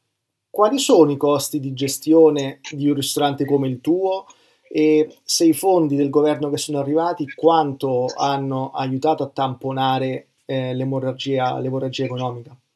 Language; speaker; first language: Italian; native; Italian